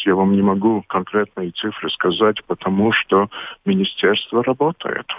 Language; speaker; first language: Russian; non-native, local second language; Latvian